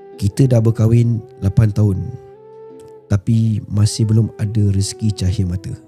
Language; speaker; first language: Malay; native; Malay